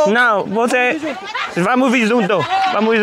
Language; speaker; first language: Portuguese; non-native, learner; Vietnamese